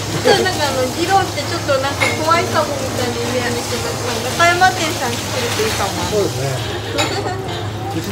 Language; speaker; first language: Japanese; native; Japanese